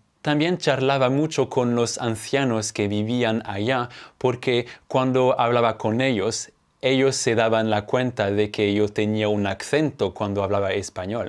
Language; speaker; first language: Spanish; non-native, fluent; French